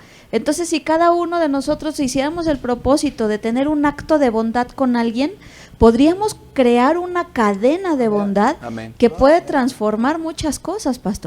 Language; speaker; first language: Spanish; native; Spanish